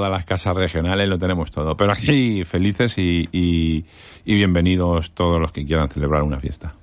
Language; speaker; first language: Spanish; native; Spanish